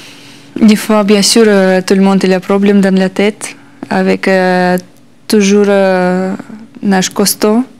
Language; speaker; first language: French; non-native, learner; Russian